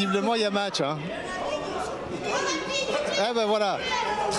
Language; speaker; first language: French; native; French